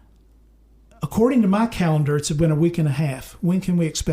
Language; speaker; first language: English; native; English